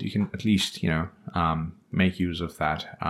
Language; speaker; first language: English; non-native, local second language; Nepali